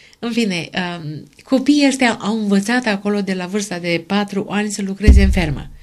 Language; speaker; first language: Romanian; native; Romanian